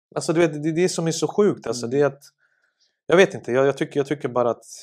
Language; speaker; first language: Swedish; early bilingual, other home language; Serbian